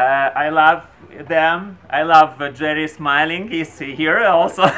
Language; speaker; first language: English; non-native, learner; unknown